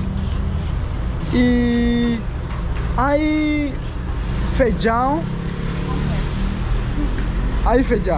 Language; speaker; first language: Portuguese; non-native, learner; Swahili